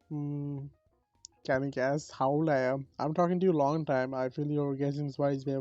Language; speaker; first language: English; non-native, learner; Bangla